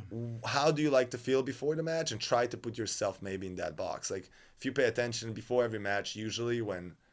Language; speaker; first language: English; non-native, fluent; Serbian